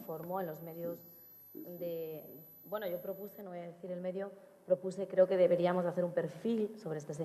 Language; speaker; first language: Spanish; native; Spanish